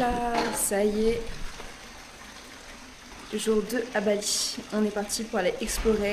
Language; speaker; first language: French; native; French